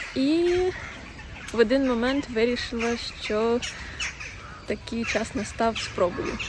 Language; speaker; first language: Ukrainian; non-native, local second language; Russian